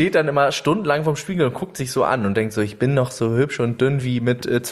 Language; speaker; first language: German; native; German